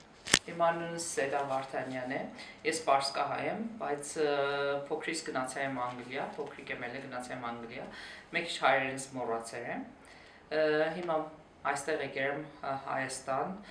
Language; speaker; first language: Armenian; early bilingual, heritage; Armenian